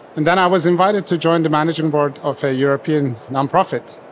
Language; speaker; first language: English; non-native, fluent; Turkish